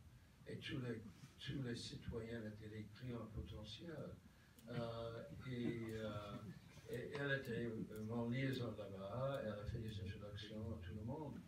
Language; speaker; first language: French; non-native, fluent; English